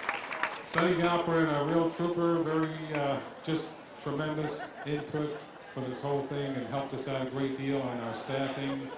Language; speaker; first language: English; native; English